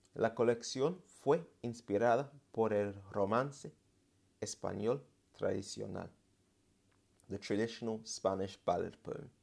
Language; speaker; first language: Spanish; non-native, fluent; English